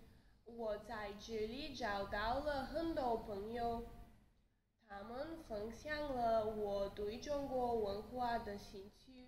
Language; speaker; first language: Chinese; non-native, learner; Bulgarian